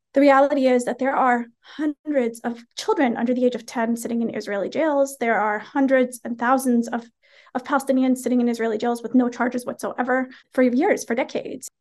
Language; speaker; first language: English; early bilingual, other home language; Arabic